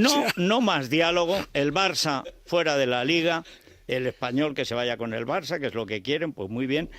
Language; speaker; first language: Spanish; native; Spanish